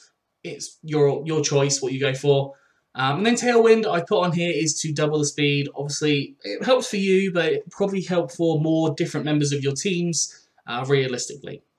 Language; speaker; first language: English; native; English